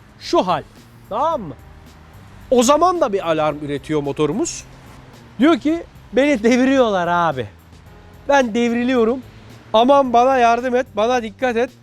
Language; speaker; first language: Turkish; native; Turkish